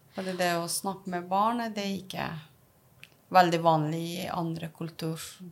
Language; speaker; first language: Norwegian; non-native, fluent; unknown